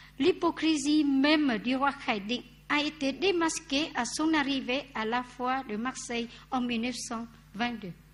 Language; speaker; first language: French; non-native, fluent; Vietnamese